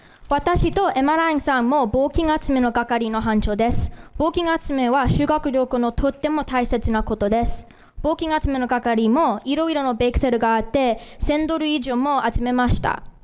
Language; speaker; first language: Japanese; non-native, learner; English